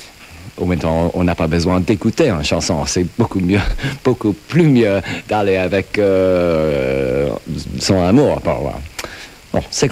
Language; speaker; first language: French; non-native, fluent; English